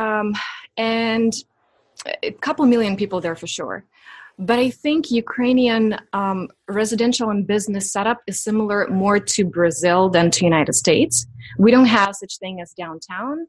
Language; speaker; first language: English; non-native, fluent; Ukrainian